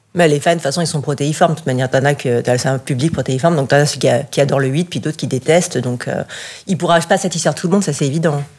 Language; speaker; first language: French; native; French